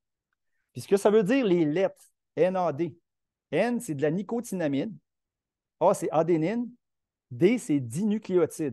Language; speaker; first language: French; native; French